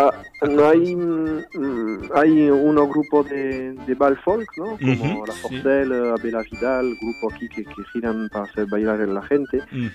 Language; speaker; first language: Spanish; early bilingual, heritage; French